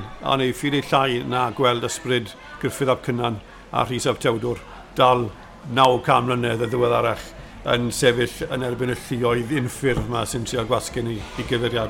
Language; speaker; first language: Welsh; native; Welsh